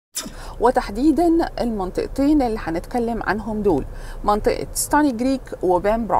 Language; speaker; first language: Arabic; native; Arabic